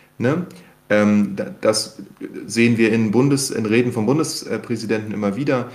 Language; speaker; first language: German; native; German